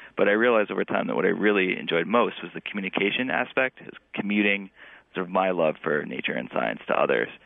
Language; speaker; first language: English; native; English